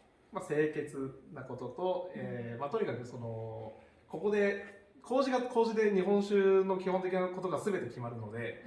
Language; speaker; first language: Japanese; native; Japanese